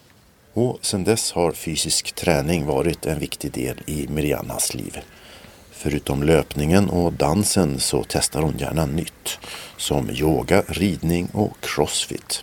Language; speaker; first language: Swedish; native; Swedish